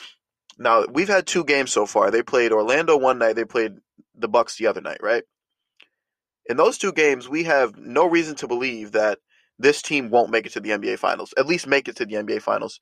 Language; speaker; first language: English; native; English